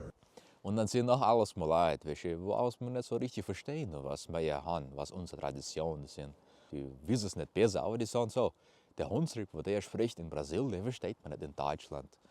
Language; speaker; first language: German; early bilingual, heritage; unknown